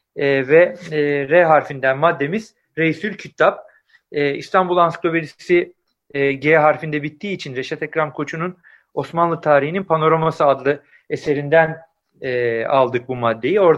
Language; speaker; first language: Turkish; native; Turkish